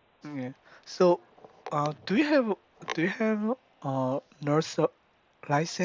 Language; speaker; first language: English; non-native, learner; Korean